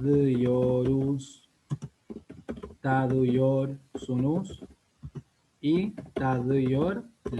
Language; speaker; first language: Turkish; non-native, learner; Spanish